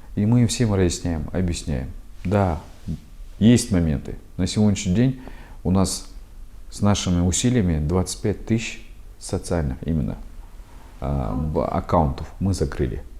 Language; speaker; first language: Russian; non-native, local second language; Kazakh